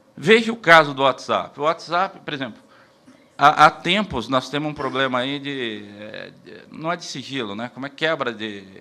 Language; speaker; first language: Portuguese; native; Portuguese